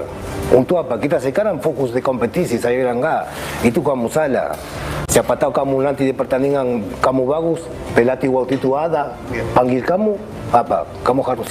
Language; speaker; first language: Indonesian; non-native, fluent; Spanish